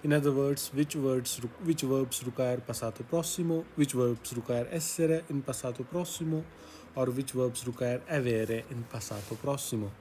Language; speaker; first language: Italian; non-native, fluent; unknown